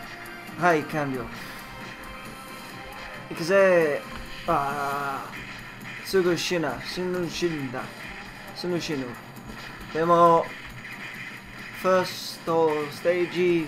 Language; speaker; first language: Japanese; non-native, learner; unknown